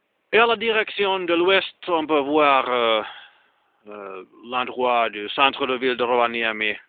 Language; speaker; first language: French; non-native, learner; Finnish